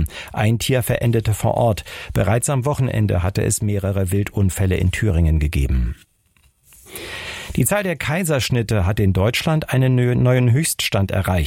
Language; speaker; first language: German; native; German